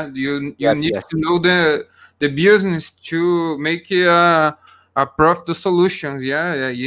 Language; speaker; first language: English; non-native, learner; Portuguese